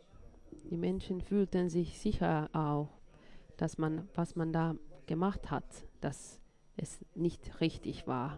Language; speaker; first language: German; non-native, fluent; Finnish